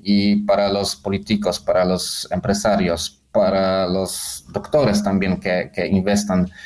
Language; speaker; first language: Spanish; non-native, learner; Polish